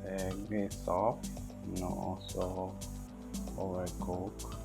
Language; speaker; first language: English; non-native, learner; Spanish